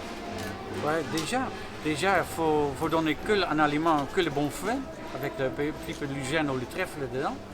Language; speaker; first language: French; non-native, fluent; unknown